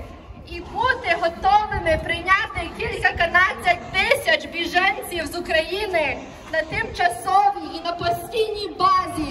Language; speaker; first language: Ukrainian; early bilingual, heritage; Ukrainian